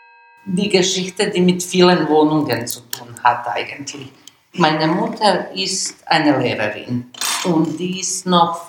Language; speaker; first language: German; non-native, learner; Bosnian